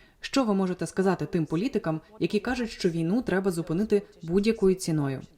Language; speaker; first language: Ukrainian; native; Ukrainian